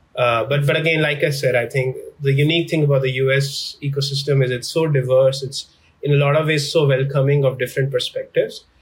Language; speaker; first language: English; non-native, local second language; Hindi